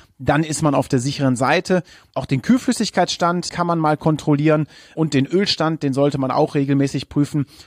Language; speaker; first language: German; native; German